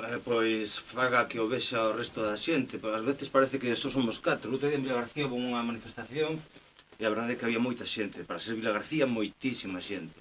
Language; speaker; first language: Galician; non-native, local second language; Spanish